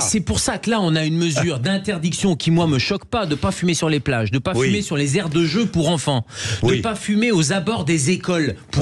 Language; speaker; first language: French; native; French